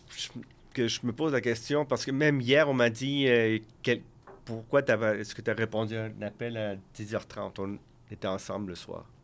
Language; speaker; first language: French; early bilingual, other home language; Spanish